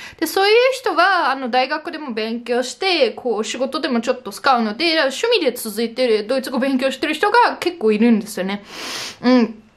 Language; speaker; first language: Japanese; non-native, fluent; German